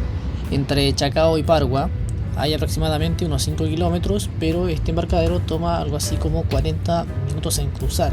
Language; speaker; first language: Spanish; native; Spanish